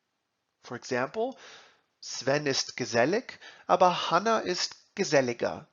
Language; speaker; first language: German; non-native, fluent; English